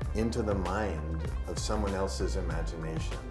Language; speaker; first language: English; native; English